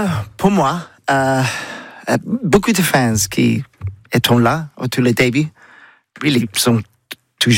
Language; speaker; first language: French; non-native, learner; English